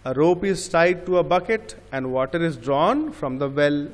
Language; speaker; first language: English; non-native, local second language; Bangla